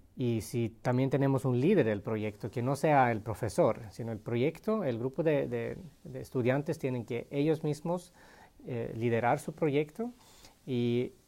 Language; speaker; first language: Spanish; non-native, fluent; Swedish